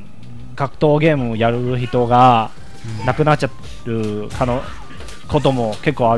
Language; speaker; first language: Japanese; non-native, learner; Chinese